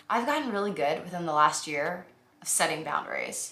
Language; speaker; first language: English; native; English